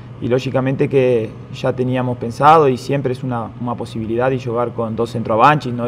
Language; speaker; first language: Portuguese; non-native, fluent; Spanish